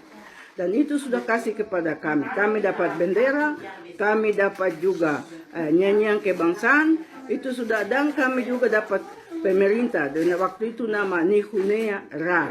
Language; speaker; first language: Indonesian; non-native, local second language; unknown